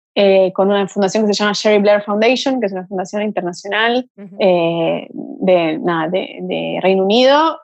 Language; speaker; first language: Spanish; early bilingual, other home language; Portuguese